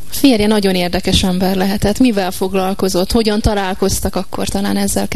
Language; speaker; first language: Hungarian; native; Hungarian